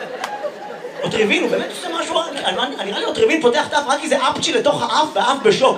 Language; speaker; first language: Hebrew; native; Hebrew